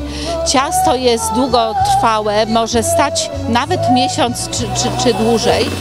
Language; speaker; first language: Polish; native; Polish